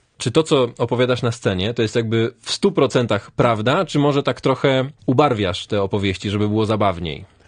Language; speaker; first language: Polish; native; Polish